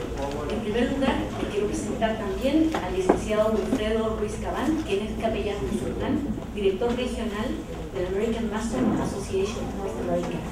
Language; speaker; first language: Spanish; native; Spanish